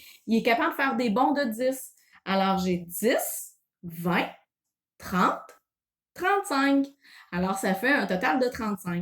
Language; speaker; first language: French; native; French